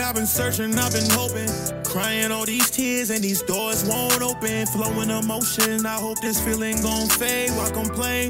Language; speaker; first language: English; native; English